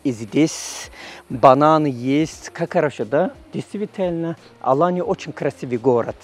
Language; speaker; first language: Russian; non-native, learner; Turkish